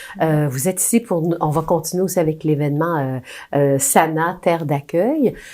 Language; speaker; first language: French; native; French